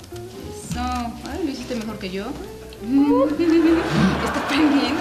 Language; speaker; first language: Spanish; native; Spanish